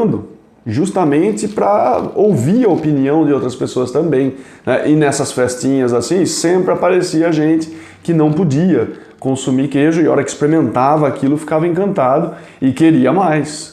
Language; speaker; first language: Portuguese; native; Portuguese